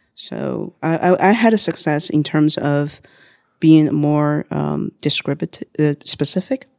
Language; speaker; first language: English; non-native, fluent; Chinese